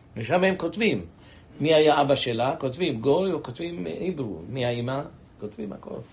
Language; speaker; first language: Hebrew; native; Hebrew